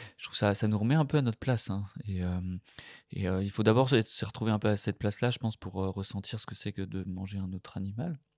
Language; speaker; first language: French; native; French